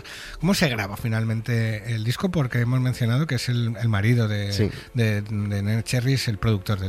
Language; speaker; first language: Spanish; native; Spanish